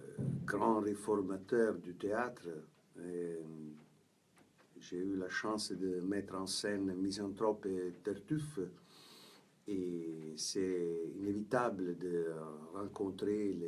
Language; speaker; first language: French; non-native, fluent; Italian